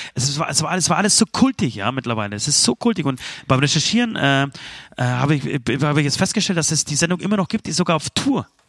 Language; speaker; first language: German; early bilingual, other home language; Polish